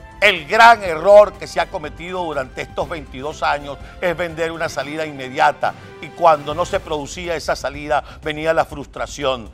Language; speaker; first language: Spanish; native; Spanish